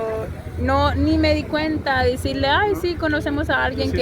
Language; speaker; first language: Spanish; non-native, fluent; English